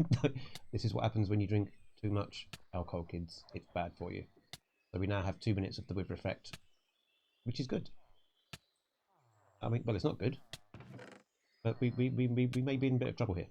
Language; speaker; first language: English; native; English